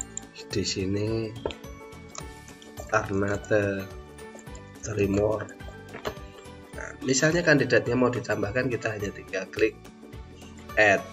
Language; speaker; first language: Indonesian; native; Indonesian